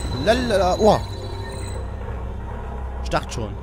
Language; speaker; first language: German; native; German